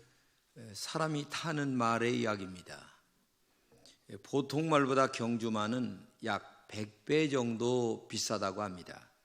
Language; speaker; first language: Korean; native; Korean